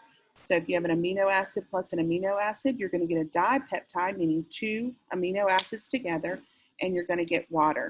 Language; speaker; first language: English; native; English